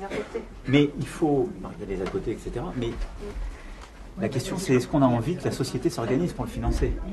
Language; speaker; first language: French; native; French